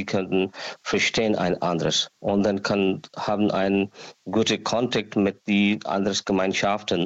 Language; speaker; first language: German; non-native, learner; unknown